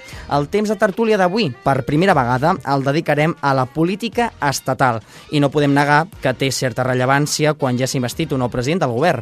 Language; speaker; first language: Catalan; native; Catalan